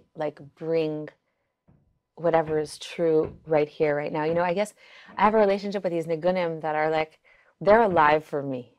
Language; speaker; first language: English; early bilingual, other home language; Yiddish